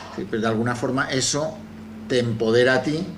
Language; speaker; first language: Spanish; native; Spanish